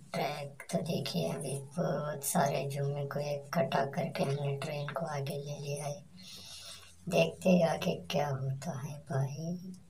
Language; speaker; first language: Hindi; non-native, local second language; Marathi